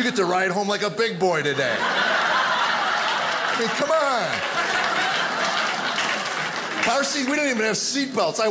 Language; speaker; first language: English; native; English